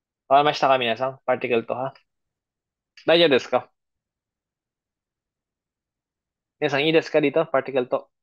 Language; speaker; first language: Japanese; non-native, fluent; Filipino